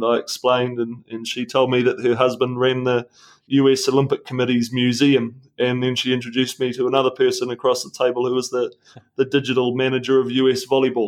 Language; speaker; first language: English; native; English